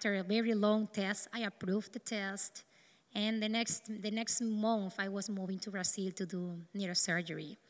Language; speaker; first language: English; non-native, learner; Spanish